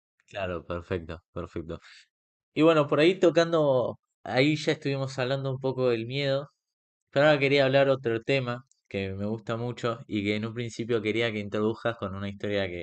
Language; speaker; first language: Spanish; native; Spanish